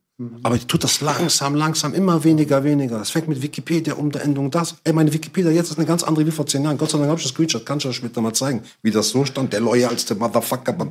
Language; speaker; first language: German; early bilingual, other home language; Arabic